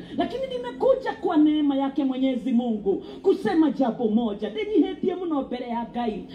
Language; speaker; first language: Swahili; non-native, local second language; Kikuyu